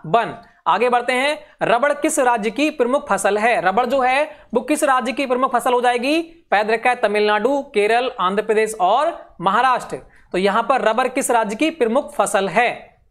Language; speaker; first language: Hindi; native; Hindi